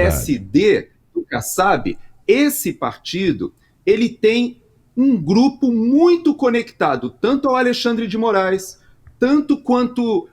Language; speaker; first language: Portuguese; native; Portuguese